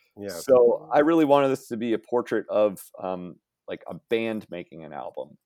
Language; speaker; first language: English; native; English